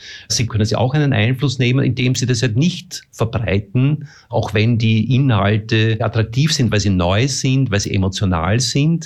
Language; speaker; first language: German; native; German